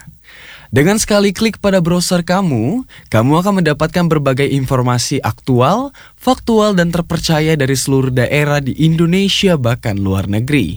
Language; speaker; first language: Indonesian; native; Indonesian